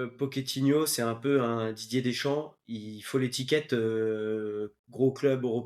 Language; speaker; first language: French; native; French